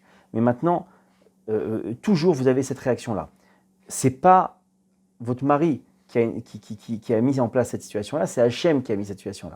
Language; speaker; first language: French; native; French